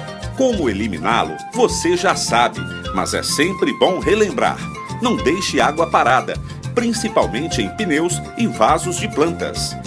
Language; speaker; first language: Portuguese; native; Portuguese